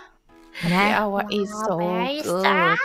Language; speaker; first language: English; non-native, learner; Japanese